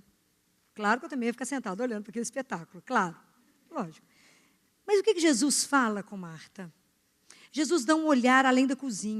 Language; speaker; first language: Portuguese; native; Portuguese